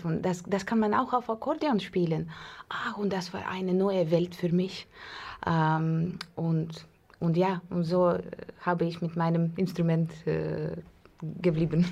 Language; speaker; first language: German; non-native, fluent; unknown